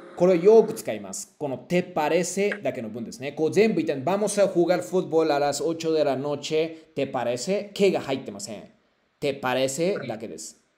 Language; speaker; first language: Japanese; native; Japanese